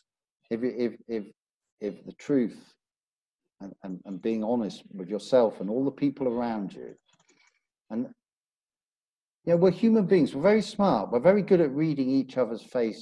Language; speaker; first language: English; native; English